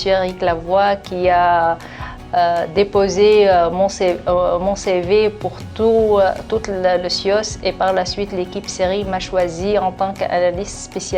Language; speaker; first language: French; non-native, local second language; Arabic